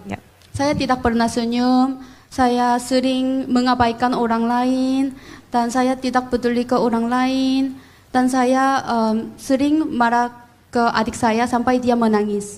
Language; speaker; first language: Indonesian; non-native, fluent; Korean